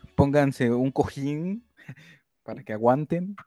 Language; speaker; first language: Spanish; native; Spanish